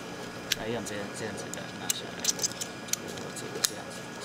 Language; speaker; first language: Chinese; non-native, learner; Japanese